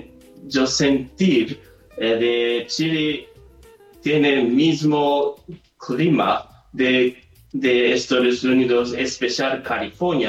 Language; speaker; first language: Spanish; non-native, learner; Japanese